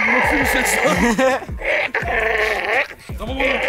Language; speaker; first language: Turkish; native; Turkish